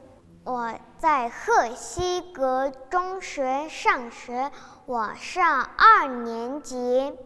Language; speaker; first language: Chinese; non-native, learner; Mongolian